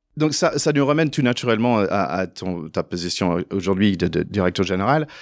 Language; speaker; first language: French; non-native, fluent; English